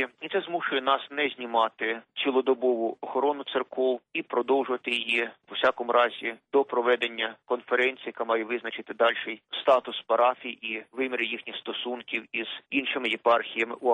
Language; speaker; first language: Ukrainian; native; Ukrainian